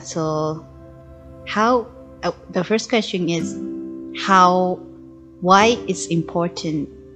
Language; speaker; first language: English; non-native, learner; Japanese